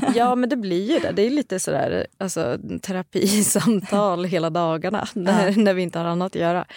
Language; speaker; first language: Swedish; native; Swedish